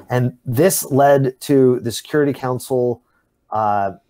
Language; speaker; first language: English; native; English